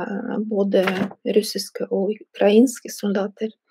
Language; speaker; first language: Norwegian; non-native, fluent; Russian